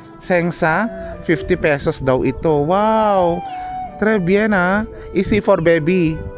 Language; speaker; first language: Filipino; native; Filipino